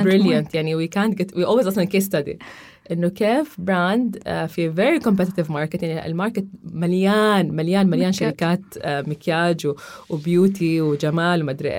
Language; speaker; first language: Arabic; native; Arabic